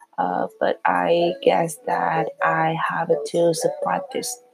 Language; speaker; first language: English; non-native, learner; Vietnamese